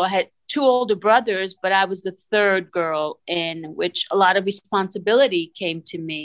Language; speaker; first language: English; early bilingual, other home language; Italian